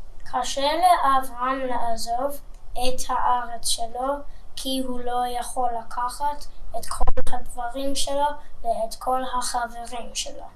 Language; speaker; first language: Hebrew; non-native, learner; English